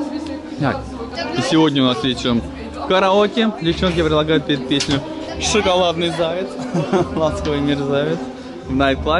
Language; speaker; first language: Russian; native; Russian